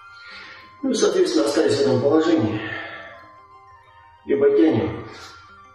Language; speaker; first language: Russian; native; Russian